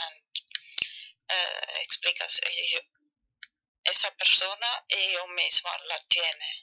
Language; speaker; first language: Spanish; non-native, fluent; German